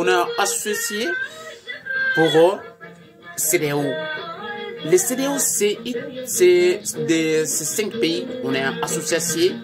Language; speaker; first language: French; non-native, learner; Bambara